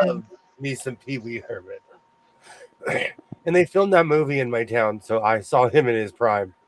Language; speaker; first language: English; native; English